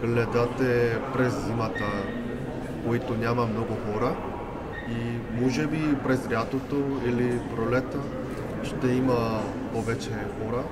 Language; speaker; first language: Bulgarian; non-native, learner; Korean